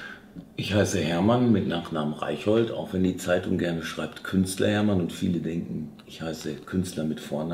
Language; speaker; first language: German; native; German